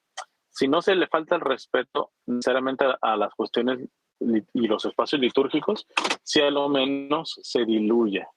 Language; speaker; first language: Spanish; native; Spanish